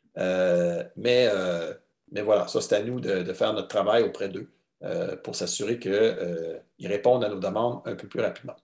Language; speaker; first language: French; native; French